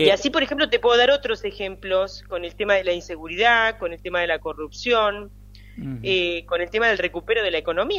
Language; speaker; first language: Spanish; native; Spanish